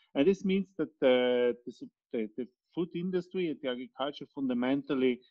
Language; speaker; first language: English; non-native, fluent; Italian